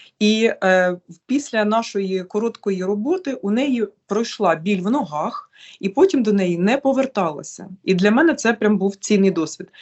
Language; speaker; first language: Ukrainian; native; Ukrainian